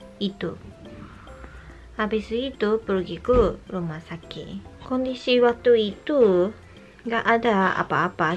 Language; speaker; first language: Indonesian; non-native, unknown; Japanese